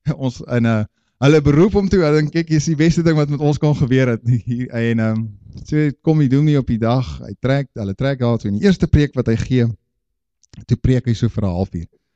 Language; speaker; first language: Afrikaans; native; Afrikaans